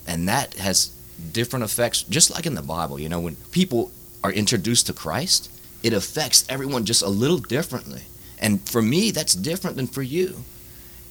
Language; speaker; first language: English; native; English